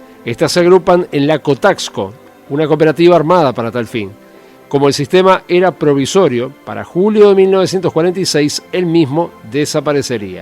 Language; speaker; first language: Spanish; native; Spanish